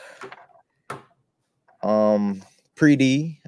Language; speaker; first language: English; native; English